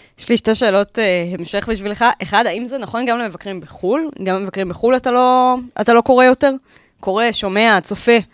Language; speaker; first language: Hebrew; native; Hebrew